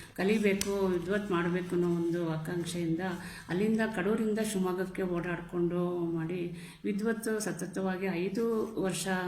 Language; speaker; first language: Kannada; native; Kannada